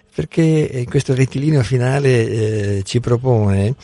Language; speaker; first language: Italian; non-native, fluent; Portuguese